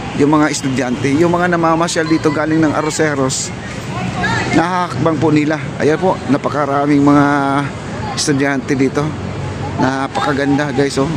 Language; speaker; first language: Filipino; native; Filipino